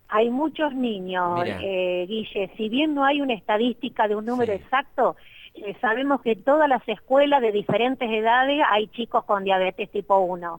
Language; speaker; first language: Spanish; native; Spanish